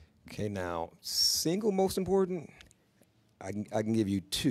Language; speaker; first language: English; native; English